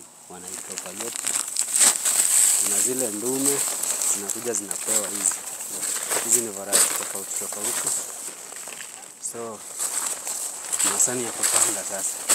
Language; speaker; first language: Swahili; non-native, local second language; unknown